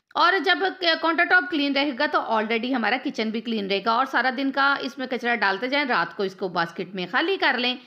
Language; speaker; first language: Urdu; native; Urdu